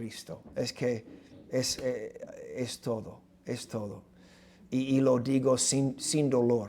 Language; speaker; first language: Spanish; non-native, fluent; English